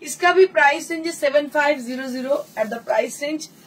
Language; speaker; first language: Hindi; non-native, local second language; Bangla